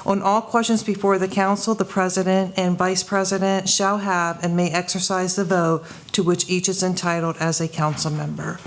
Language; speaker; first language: English; native; English